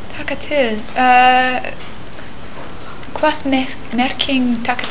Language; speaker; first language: Icelandic; non-native, learner; English